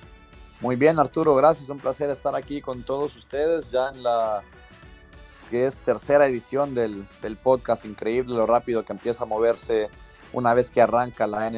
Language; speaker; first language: Spanish; native; Spanish